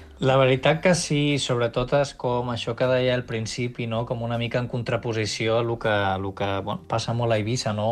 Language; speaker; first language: Catalan; native; Catalan